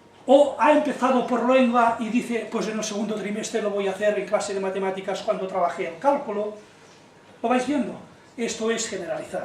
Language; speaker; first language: Spanish; native; Spanish